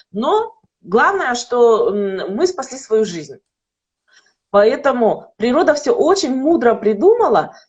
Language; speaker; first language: Russian; native; Russian